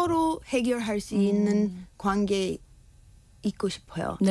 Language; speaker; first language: Korean; non-native, learner; English